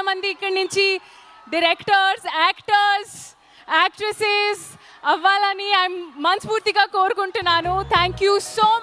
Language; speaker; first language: Telugu; non-native, local second language; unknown